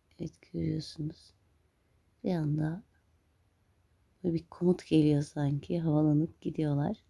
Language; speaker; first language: Turkish; native; Turkish